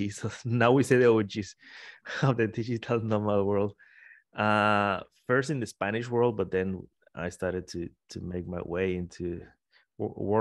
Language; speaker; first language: English; non-native, fluent; Spanish